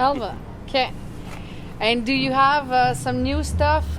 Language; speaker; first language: English; non-native, learner; French